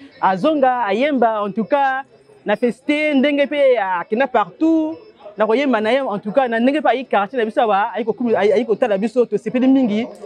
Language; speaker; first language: Lingala; native; Lingala